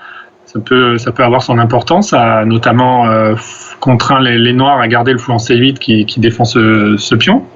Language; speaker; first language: French; native; French